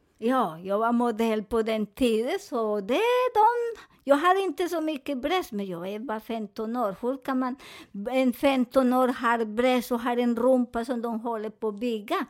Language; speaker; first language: Swedish; non-native, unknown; Spanish